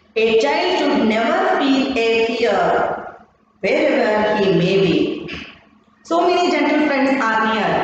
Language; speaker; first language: English; non-native, local second language; Kannada